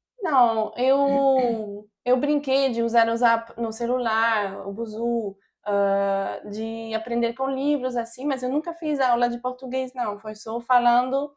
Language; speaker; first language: Portuguese; non-native, fluent; French